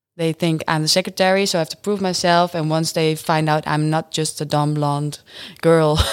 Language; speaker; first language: English; non-native, fluent; Dutch